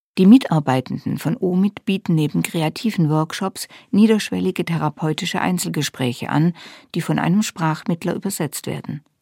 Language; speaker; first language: German; native; German